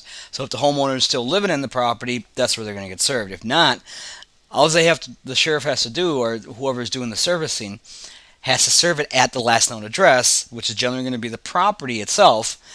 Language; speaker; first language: English; native; English